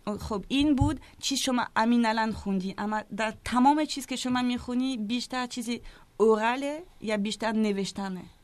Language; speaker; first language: Persian; non-native, learner; French